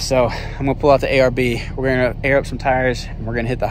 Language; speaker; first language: English; native; English